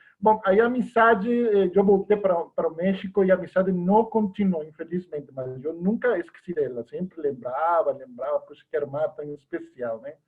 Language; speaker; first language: Portuguese; non-native, fluent; Spanish